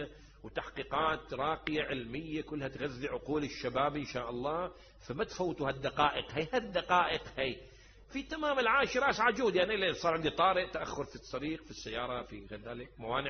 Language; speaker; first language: Arabic; native; Arabic